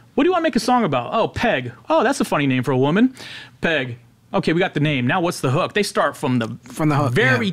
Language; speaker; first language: English; native; English